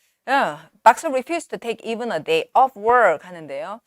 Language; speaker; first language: English; non-native, fluent; Korean